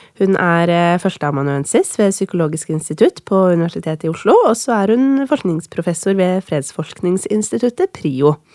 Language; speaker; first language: Norwegian; native; Norwegian